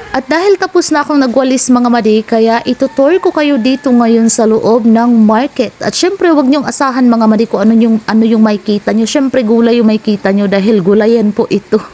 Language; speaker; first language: Filipino; non-native, local second language; Cebuano